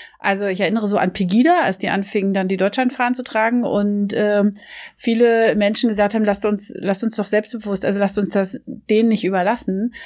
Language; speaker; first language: German; native; German